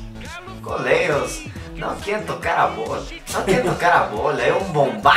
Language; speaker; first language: Portuguese; non-native, learner; Spanish